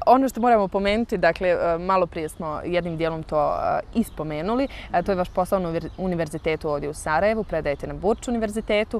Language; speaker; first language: Serbian; native; Serbian